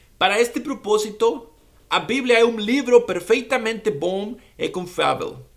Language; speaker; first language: Portuguese; non-native, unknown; Spanish